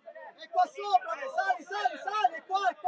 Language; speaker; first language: Italian; native; Italian